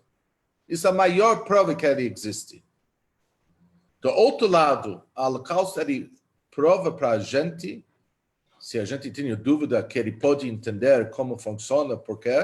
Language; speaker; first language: Portuguese; non-native, fluent; Hebrew